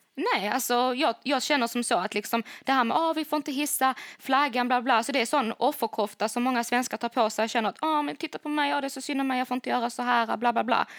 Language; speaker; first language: Swedish; native; Swedish